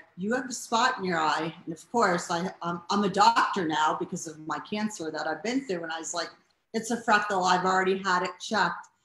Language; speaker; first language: English; native; English